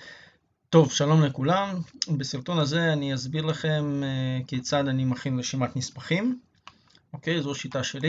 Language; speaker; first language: Hebrew; native; Hebrew